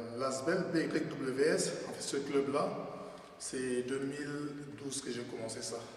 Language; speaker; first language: French; non-native, local second language; Lingala